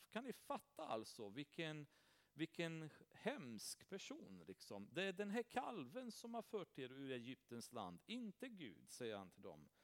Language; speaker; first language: Swedish; non-native, fluent; Romanian